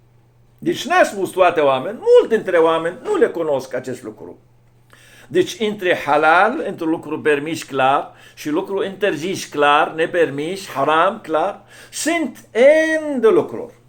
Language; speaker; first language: Romanian; non-native, fluent; Arabic